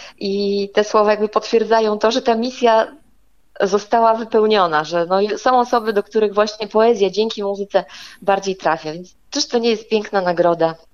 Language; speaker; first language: Polish; native; Polish